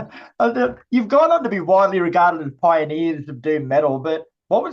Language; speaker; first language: English; native; English